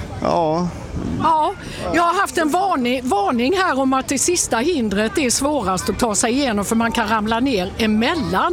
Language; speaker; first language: Swedish; native; Swedish